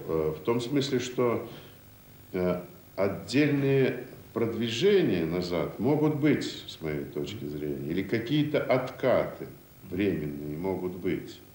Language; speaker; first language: Russian; native; Russian